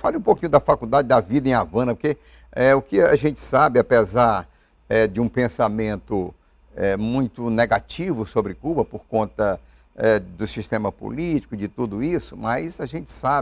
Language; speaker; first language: Portuguese; native; Portuguese